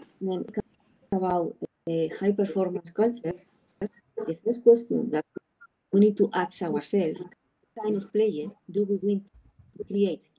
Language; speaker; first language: English; non-native, learner; Spanish